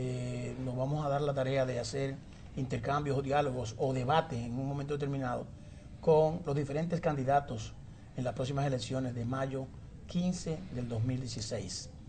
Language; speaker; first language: Spanish; native; Spanish